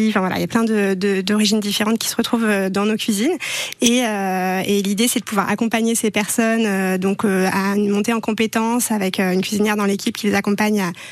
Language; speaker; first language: French; native; French